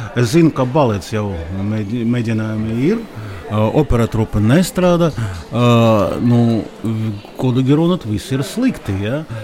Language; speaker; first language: Latvian; non-native, local second language; Russian